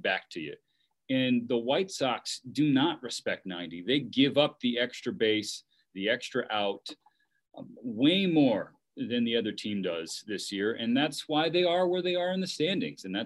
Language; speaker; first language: English; native; English